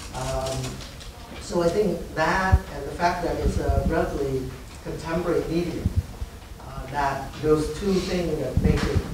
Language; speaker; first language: English; early bilingual, other home language; Vietnamese